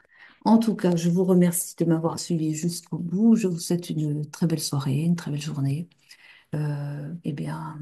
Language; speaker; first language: French; native; French